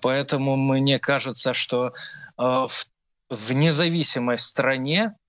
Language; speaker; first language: Russian; non-native, local second language; Ukrainian